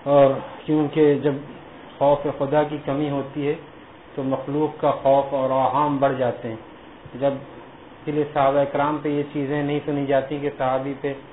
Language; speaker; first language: Urdu; native; Urdu